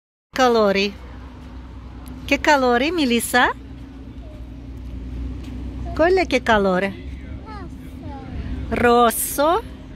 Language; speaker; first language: Italian; non-native, learner; Russian